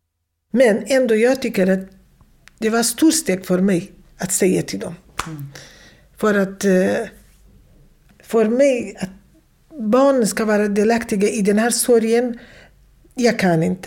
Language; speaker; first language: Swedish; non-native, fluent; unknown